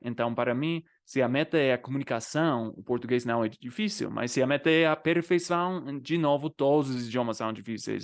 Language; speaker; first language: Portuguese; non-native, fluent; English